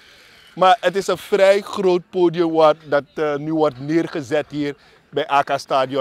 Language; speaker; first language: Dutch; native; Dutch